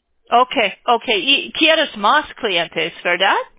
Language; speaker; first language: Spanish; non-native, learner; English